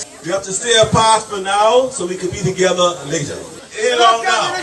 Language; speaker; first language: English; early bilingual, heritage; English